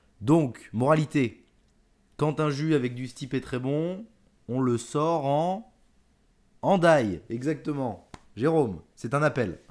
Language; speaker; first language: French; native; French